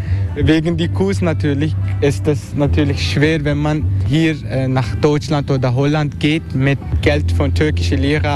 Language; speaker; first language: German; non-native, learner; Turkish